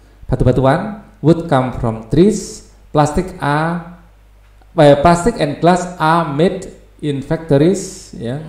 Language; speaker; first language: English; non-native, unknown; Indonesian